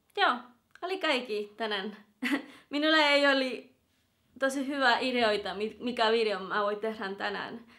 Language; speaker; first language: Finnish; non-native, learner; Spanish